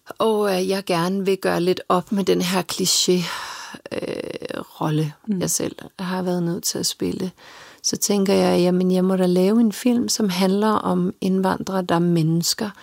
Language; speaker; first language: Danish; early bilingual, other home language; Serbian